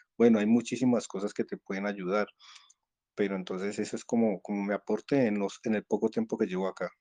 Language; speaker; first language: Spanish; native; Spanish